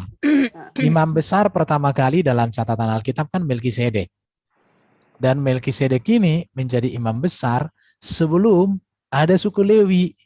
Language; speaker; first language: Indonesian; native; Indonesian